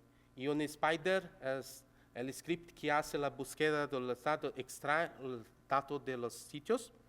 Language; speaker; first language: Spanish; non-native, local second language; Portuguese